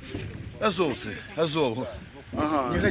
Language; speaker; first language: Russian; native; Russian